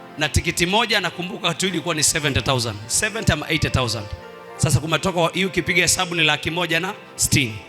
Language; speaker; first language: Swahili; non-native, local second language; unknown